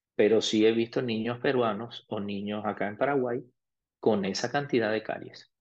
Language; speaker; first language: Spanish; early bilingual, other home language; Arabic